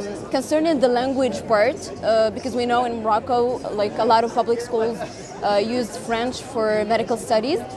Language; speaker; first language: English; non-native, fluent; Arabic